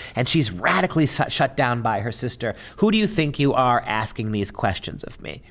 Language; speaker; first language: English; native; English